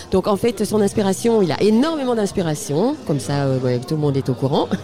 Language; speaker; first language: French; native; French